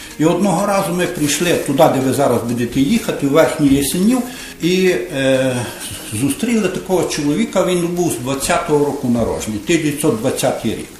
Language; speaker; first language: Ukrainian; native; Ukrainian